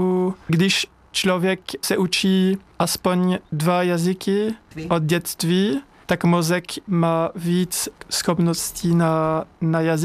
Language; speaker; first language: Czech; non-native, learner; French